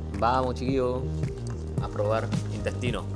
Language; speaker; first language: Spanish; non-native, learner; Indonesian